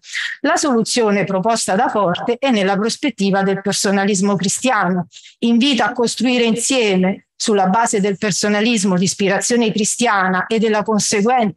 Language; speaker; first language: Italian; native; Italian